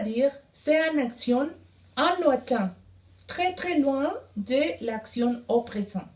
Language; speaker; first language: French; non-native, learner; Spanish